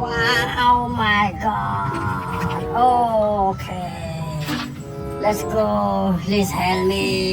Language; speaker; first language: English; non-native, learner; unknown